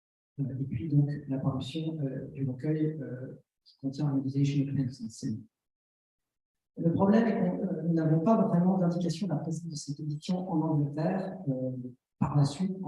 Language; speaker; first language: French; native; French